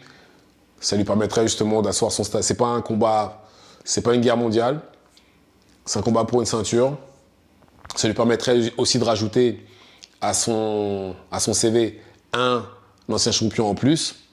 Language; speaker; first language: French; native; French